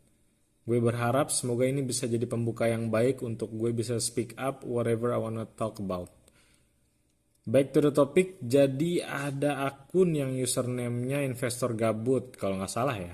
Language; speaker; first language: Indonesian; native; Indonesian